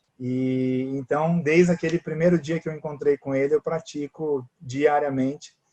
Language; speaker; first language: Portuguese; native; Portuguese